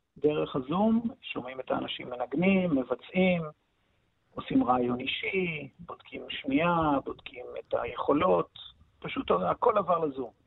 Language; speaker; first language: Hebrew; native; Hebrew